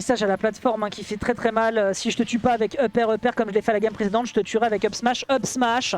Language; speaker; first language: French; native; French